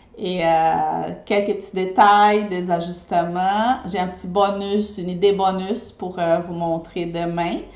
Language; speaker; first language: French; non-native, fluent; Portuguese